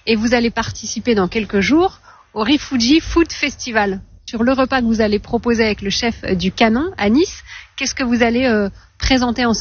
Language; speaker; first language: French; native; French